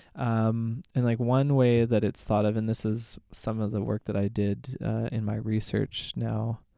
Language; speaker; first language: English; native; English